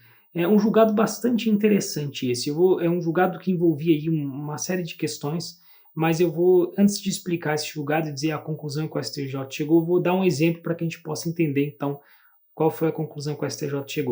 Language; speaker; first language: Portuguese; native; Portuguese